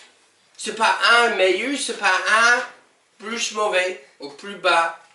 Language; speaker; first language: French; non-native, learner; English